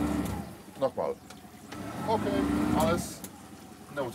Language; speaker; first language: German; non-native, learner; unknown